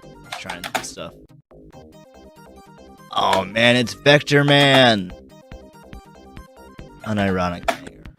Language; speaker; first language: English; native; English